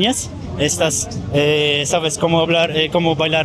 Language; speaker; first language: Spanish; non-native, learner; Polish